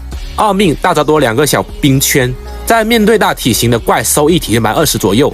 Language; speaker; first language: Chinese; native; Chinese